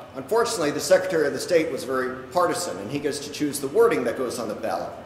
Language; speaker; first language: English; native; English